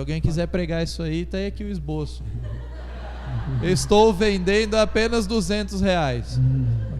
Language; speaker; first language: Portuguese; native; Portuguese